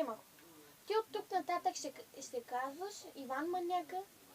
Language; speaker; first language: Bulgarian; non-native, local second language; Turkish